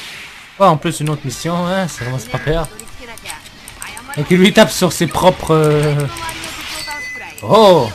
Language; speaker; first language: French; native; French